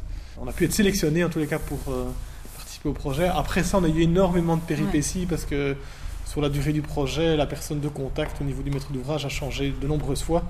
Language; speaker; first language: French; native; French